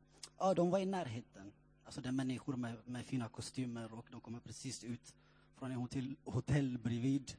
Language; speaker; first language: Swedish; non-native, fluent; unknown